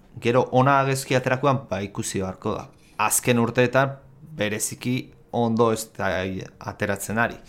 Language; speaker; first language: Basque; native; Basque